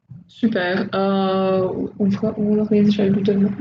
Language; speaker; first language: French; native; French